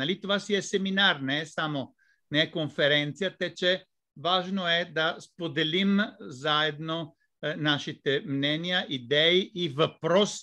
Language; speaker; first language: Bulgarian; non-native, fluent; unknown